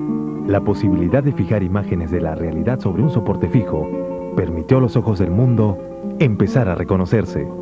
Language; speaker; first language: Spanish; native; Spanish